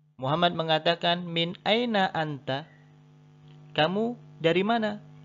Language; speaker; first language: Indonesian; native; Indonesian